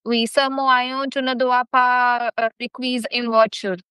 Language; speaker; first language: French; non-native, fluent; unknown